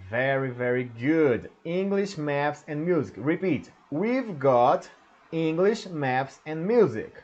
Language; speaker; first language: English; non-native, learner; Portuguese